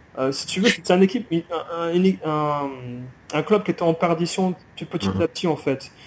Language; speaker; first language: French; native; French